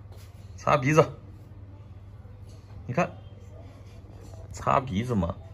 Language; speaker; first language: Chinese; native; Chinese